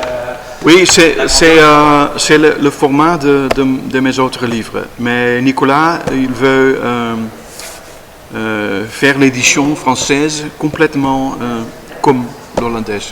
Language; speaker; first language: French; non-native, learner; Dutch